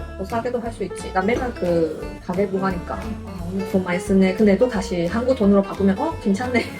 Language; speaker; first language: Korean; non-native, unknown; Chinese